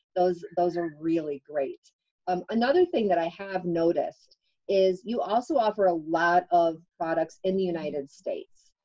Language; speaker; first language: English; native; English